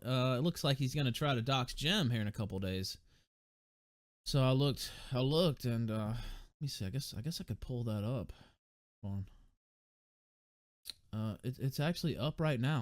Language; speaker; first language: English; native; English